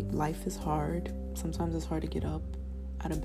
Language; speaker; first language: English; early bilingual, other home language; Spanish